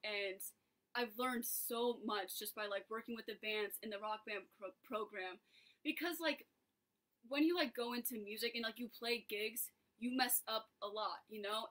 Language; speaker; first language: English; native; English